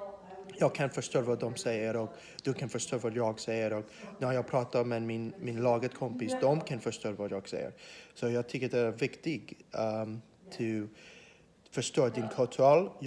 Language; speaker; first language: Swedish; non-native, learner; English